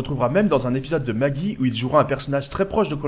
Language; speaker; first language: French; native; French